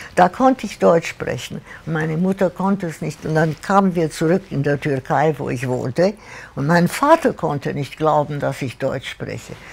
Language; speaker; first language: German; non-native, fluent; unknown